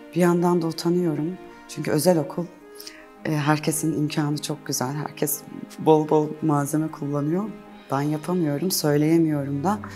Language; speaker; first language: Turkish; native; Turkish